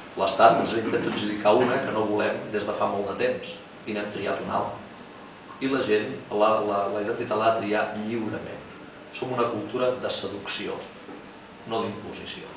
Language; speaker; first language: Catalan; native; Catalan